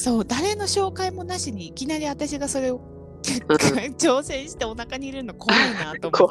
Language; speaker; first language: Japanese; native; Japanese